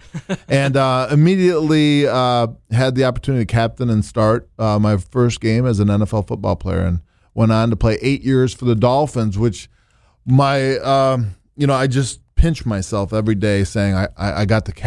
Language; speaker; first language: English; native; English